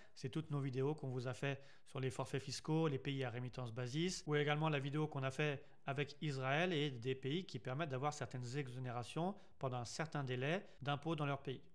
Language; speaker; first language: French; native; French